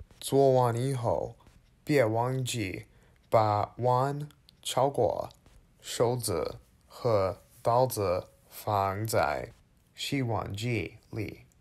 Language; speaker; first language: Chinese; non-native, learner; English